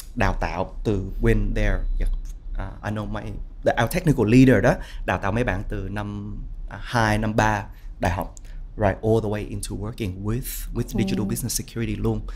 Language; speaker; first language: Vietnamese; early bilingual, heritage; Vietnamese